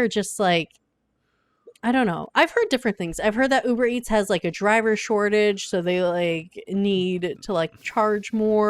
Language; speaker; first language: English; native; English